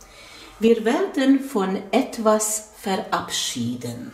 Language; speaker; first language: German; non-native, fluent; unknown